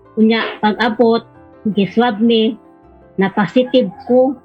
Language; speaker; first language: Cebuano; native; Cebuano